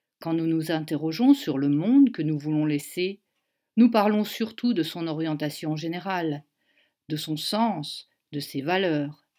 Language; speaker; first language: French; native; French